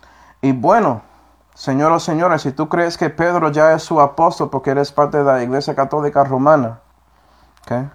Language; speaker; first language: Spanish; non-native, fluent; English